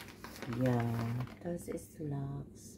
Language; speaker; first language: German; non-native, learner; Filipino